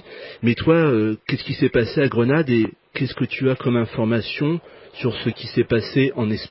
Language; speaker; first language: French; native; French